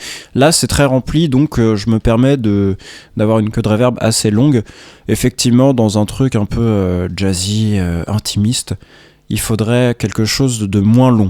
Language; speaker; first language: French; native; French